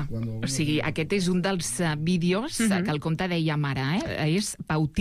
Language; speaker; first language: Catalan; native; Catalan